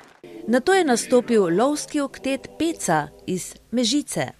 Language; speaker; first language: Slovenian; native; Slovenian